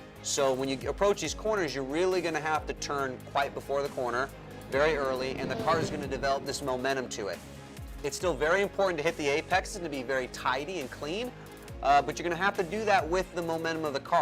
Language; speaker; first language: English; native; English